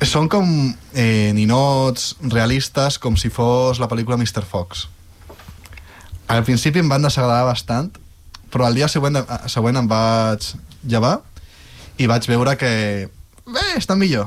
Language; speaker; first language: Catalan; native; Catalan